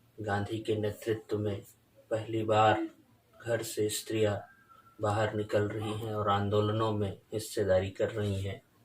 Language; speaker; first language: Hindi; native; Hindi